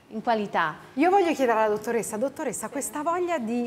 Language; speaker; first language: Italian; native; Italian